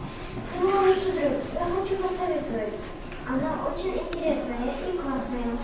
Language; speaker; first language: Russian; non-native, local second language; Kazakh